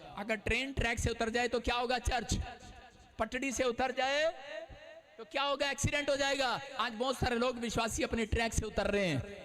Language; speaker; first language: Hindi; non-native, local second language; Punjabi